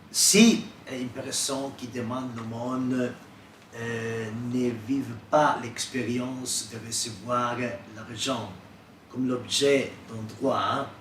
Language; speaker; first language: French; non-native, fluent; Italian